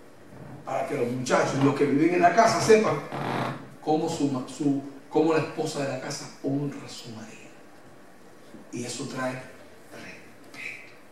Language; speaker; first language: Spanish; native; Spanish